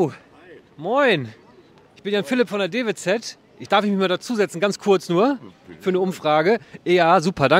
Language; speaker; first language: German; native; German